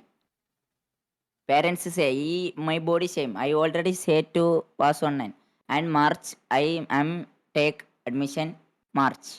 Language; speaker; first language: English; non-native, learner; Malayalam